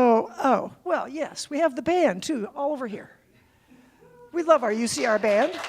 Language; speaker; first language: English; native; English